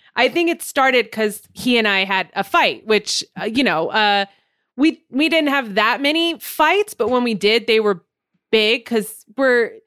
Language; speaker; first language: English; native; English